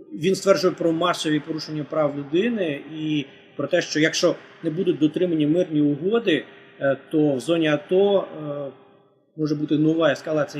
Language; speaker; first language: Ukrainian; native; Ukrainian